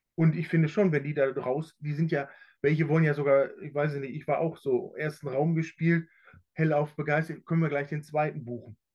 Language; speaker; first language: German; native; German